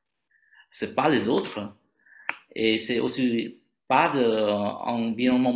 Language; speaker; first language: French; non-native, learner; Vietnamese